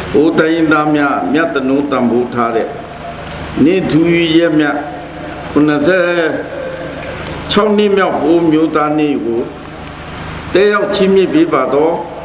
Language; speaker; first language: Burmese; non-native, local second language; Pa'o Karen